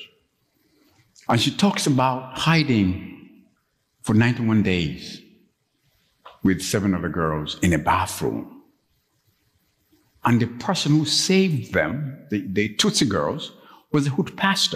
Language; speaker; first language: English; non-native, local second language; Ganda